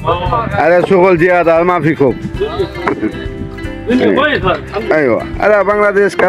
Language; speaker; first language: Arabic; non-native, learner; Bangla